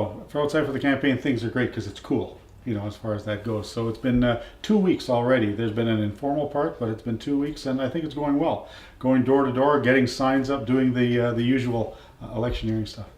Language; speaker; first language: English; native; English